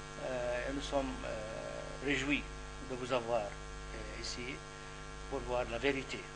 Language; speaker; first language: French; non-native, fluent; Arabic